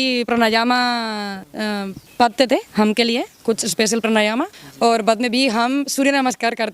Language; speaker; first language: Hindi; non-native, learner; Spanish